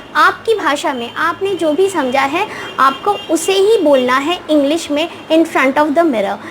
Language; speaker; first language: Hindi; non-native, local second language; Bangla